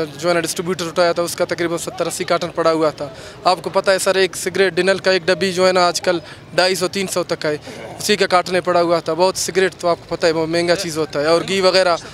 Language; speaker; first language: Urdu; non-native, local second language; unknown